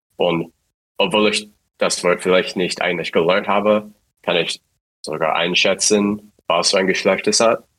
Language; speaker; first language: German; non-native, fluent; English